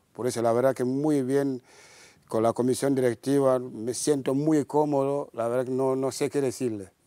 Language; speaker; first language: Spanish; non-native, learner; Wolof